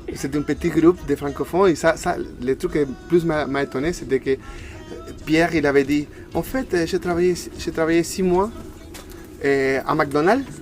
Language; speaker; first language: French; non-native, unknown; Spanish